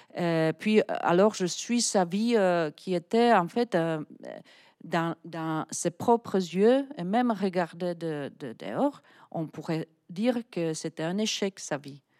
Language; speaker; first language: French; non-native, fluent; Czech